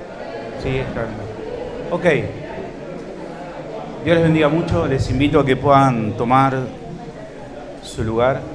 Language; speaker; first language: Spanish; native; Spanish